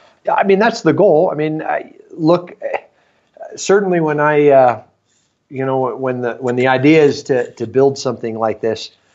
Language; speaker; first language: English; native; English